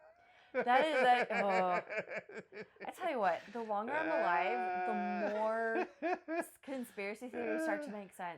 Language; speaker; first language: English; native; English